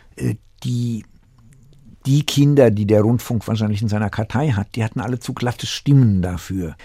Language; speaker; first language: German; native; German